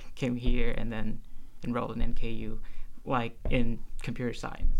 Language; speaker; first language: English; non-native, fluent; Vietnamese